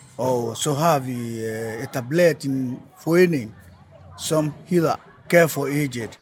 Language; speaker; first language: Danish; non-native, fluent; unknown